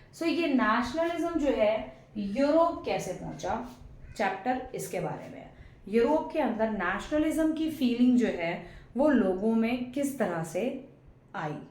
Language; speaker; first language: Hindi; non-native, local second language; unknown